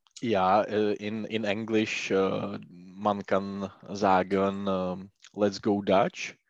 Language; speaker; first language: German; non-native, learner; Czech